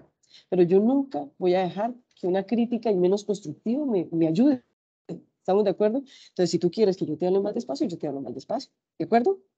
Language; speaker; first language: Spanish; native; Spanish